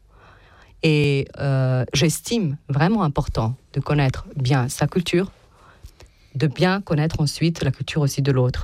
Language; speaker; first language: French; non-native, fluent; Serbian